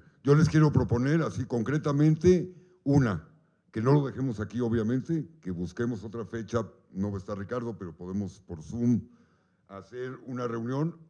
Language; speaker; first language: Spanish; native; Spanish